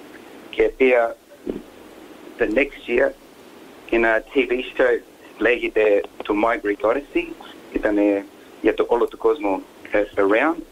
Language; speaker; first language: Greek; early bilingual, heritage; English